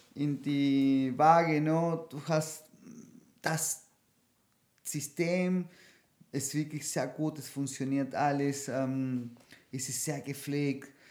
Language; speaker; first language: German; non-native, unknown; Spanish